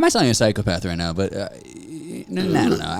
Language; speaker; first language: English; native; English